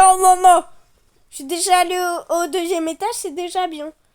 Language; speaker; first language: French; native; French